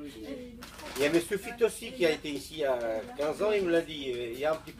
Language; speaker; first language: French; native; French